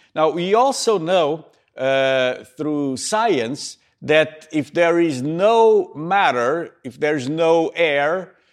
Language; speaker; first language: English; native; English